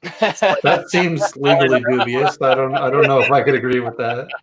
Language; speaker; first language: English; native; English